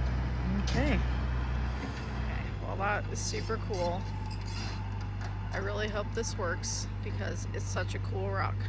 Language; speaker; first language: English; native; English